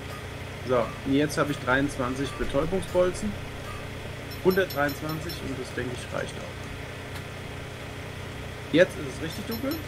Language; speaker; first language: German; native; German